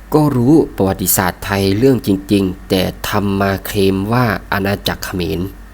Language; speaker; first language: Thai; native; Thai